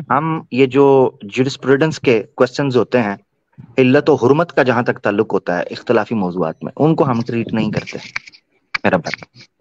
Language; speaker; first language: Urdu; non-native, local second language; Punjabi